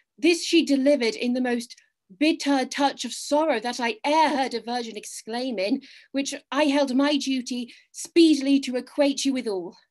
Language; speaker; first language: English; native; English